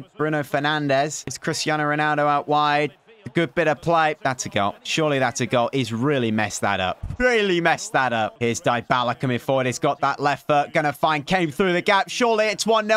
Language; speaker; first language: English; native; English